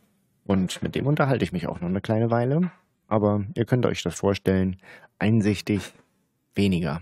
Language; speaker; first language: German; native; German